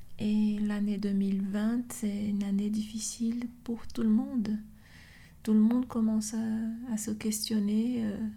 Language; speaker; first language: French; non-native, fluent; Portuguese